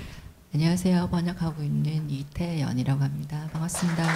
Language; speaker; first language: Korean; native; Korean